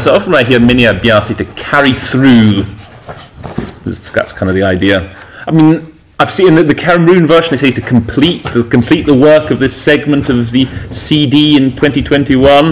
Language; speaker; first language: English; native; English